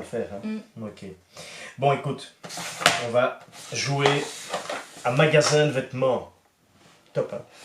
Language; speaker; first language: French; native; French